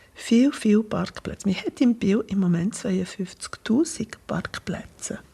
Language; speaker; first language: German; non-native, local second language; French